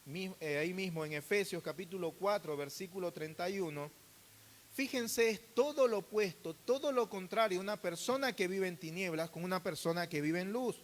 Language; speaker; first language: Spanish; native; Spanish